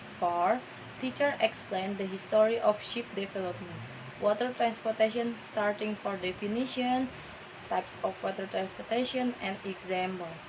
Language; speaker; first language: English; non-native, learner; Indonesian